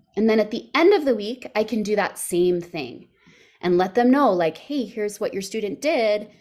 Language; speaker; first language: English; native; English